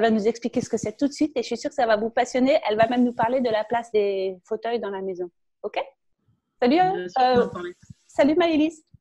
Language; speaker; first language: French; native; French